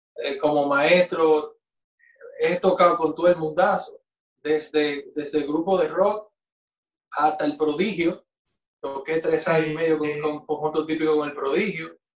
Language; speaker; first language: Spanish; native; Spanish